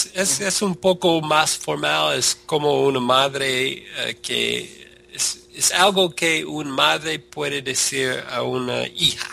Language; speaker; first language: Spanish; non-native, learner; English